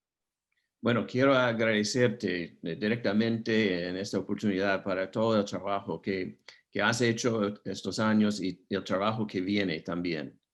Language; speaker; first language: Spanish; non-native, fluent; English